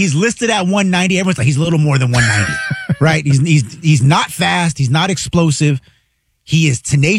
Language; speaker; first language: English; native; English